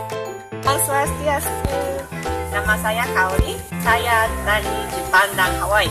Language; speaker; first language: Indonesian; non-native, learner; Japanese